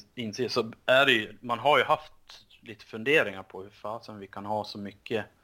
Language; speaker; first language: Swedish; native; Swedish